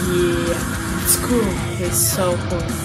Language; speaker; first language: English; non-native, learner; Russian